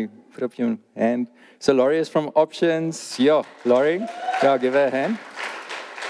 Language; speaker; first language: English; non-native, local second language; Afrikaans